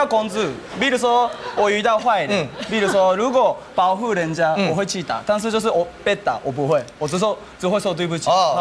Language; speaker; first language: Chinese; non-native, fluent; Japanese